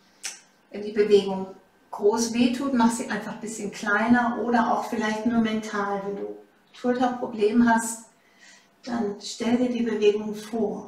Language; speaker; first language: German; native; German